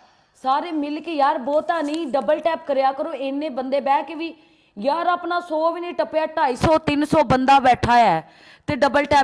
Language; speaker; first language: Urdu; non-native, local second language; Punjabi